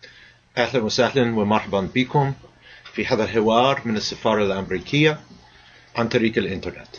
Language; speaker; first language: Arabic; non-native, fluent; English